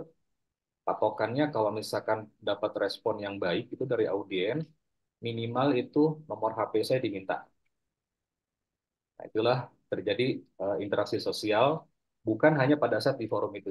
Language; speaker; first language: Indonesian; native; Indonesian